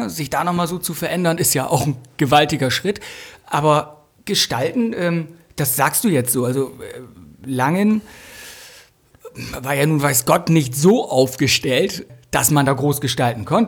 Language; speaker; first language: German; native; German